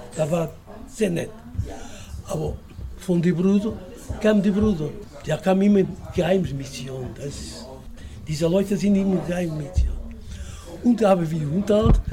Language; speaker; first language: German; non-native, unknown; Portuguese